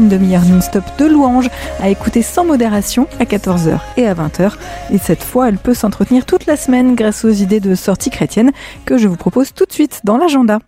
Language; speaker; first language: French; native; French